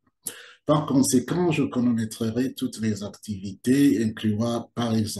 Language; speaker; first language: French; non-native, local second language; Kinyarwanda